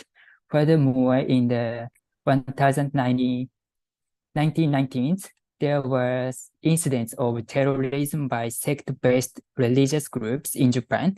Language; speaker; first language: English; non-native, fluent; Japanese